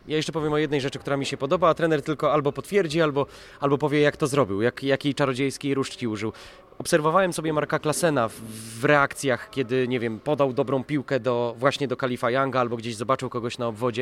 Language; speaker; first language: Polish; native; Polish